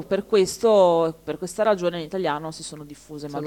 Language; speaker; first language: Italian; native; Italian